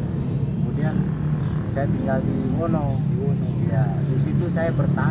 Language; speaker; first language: Indonesian; non-native, local second language; Javanese